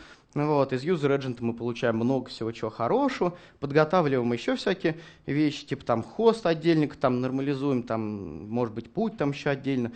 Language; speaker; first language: Russian; native; Russian